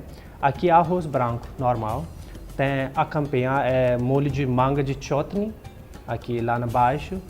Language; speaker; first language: Portuguese; non-native, learner; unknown